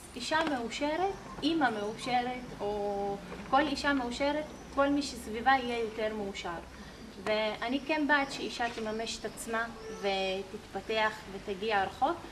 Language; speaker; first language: Hebrew; non-native, local second language; Arabic